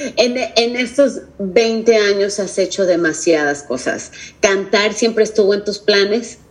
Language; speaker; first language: Spanish; early bilingual, heritage; Spanish